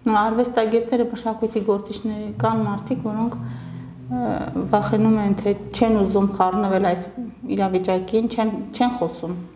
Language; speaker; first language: Armenian; native; Armenian